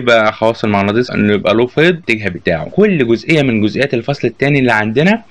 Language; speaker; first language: Arabic; native; Arabic